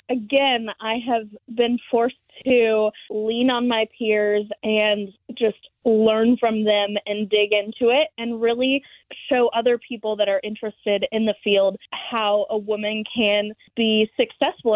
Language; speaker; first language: English; native; English